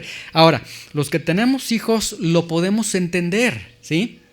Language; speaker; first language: Spanish; native; Spanish